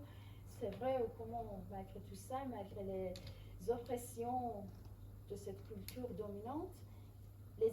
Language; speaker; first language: French; non-native, fluent; Persian